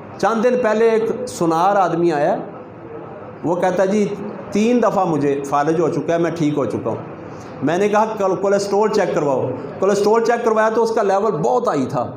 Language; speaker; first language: Urdu; non-native, local second language; Punjabi